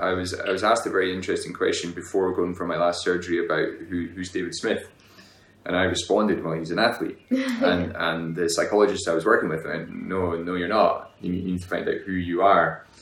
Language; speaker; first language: English; native; English